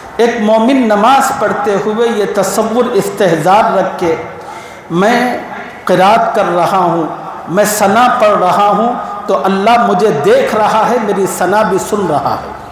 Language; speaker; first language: Urdu; native; Urdu